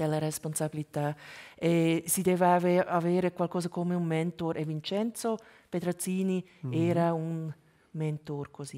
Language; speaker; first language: Italian; non-native, local second language; German